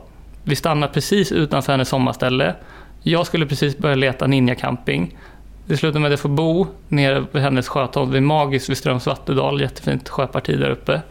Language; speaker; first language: Swedish; native; Swedish